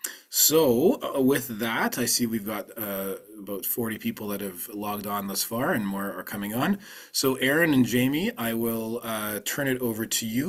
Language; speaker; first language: English; early bilingual, other home language; Ukrainian